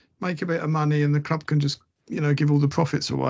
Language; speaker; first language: English; native; English